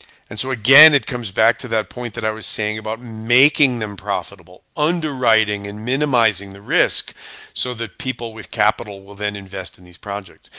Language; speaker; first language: English; native; English